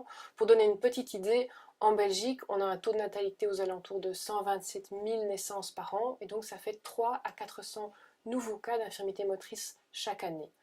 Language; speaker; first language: French; native; French